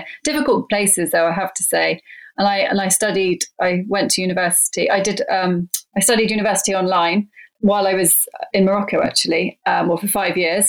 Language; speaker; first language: English; native; English